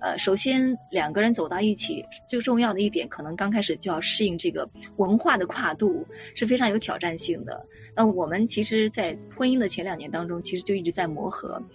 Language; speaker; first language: Chinese; native; Chinese